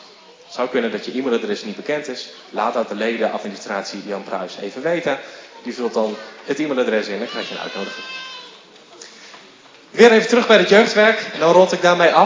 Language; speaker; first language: Dutch; native; Dutch